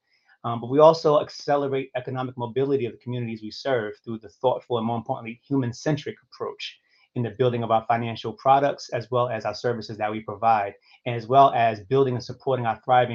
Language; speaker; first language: English; native; English